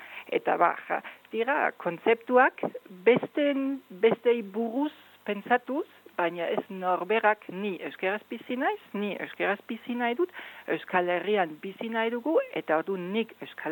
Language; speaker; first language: Basque; non-native, fluent; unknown